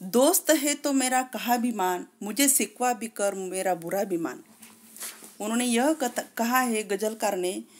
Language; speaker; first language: Hindi; non-native, local second language; Marathi